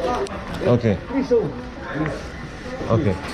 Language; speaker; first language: English; non-native, local second language; Chinese